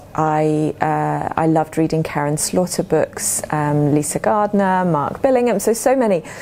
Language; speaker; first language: English; native; English